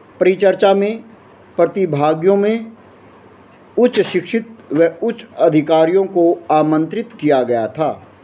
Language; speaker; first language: Hindi; native; Hindi